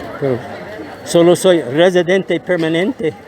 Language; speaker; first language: Spanish; non-native, learner; English